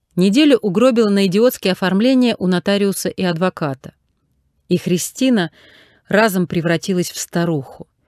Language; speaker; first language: Russian; native; Russian